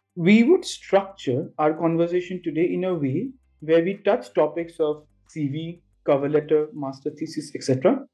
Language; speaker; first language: English; non-native, local second language; Bangla